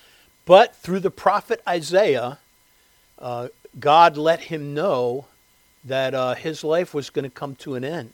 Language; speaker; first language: English; native; English